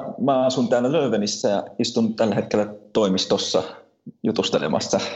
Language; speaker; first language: Finnish; early bilingual, heritage; Finnish